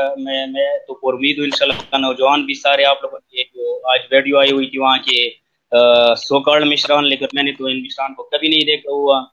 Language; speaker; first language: Urdu; non-native, local second language; Pashto